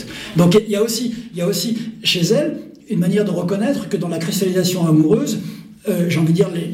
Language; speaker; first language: French; native; French